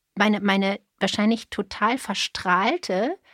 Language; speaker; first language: German; native; German